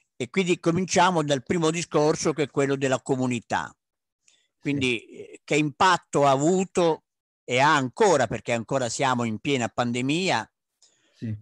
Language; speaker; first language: Italian; native; Italian